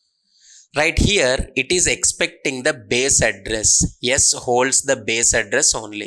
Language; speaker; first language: English; non-native, local second language; Telugu